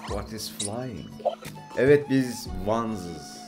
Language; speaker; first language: English; non-native, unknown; Turkish